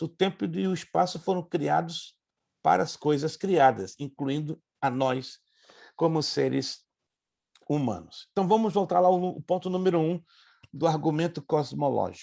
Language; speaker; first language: Portuguese; native; Portuguese